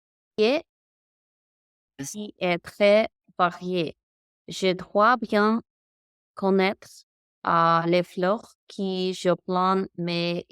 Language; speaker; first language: French; non-native, learner; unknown